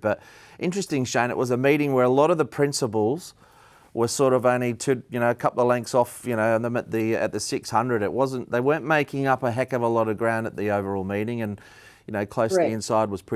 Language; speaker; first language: English; native; English